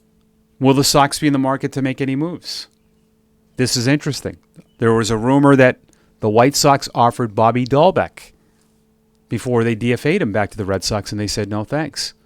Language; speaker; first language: English; native; English